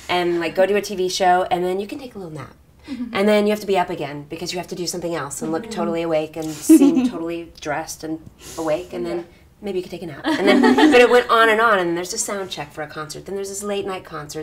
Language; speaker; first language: English; native; English